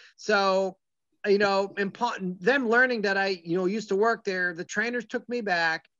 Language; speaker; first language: English; native; English